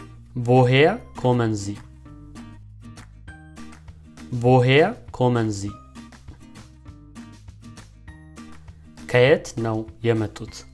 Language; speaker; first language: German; non-native, fluent; Amharic